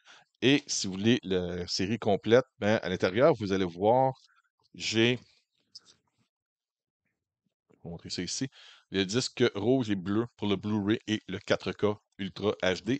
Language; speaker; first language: French; native; French